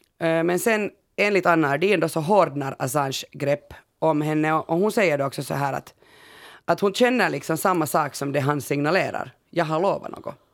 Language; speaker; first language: Swedish; native; Swedish